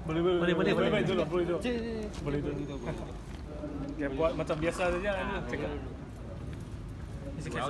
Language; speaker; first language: Indonesian; non-native, local second language; Chinese